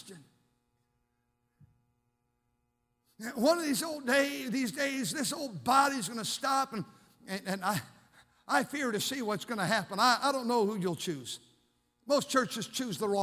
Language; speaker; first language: English; native; English